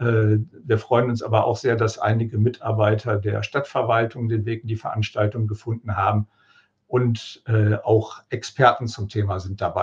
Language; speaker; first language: German; native; German